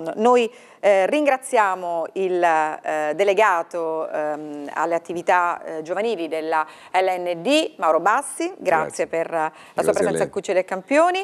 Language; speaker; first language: Italian; native; Italian